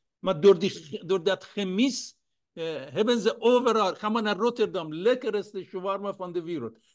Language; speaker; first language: Dutch; non-native, fluent; Persian